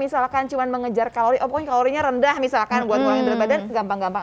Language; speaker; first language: Indonesian; native; Indonesian